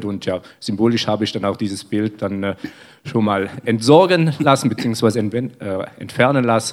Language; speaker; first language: German; native; German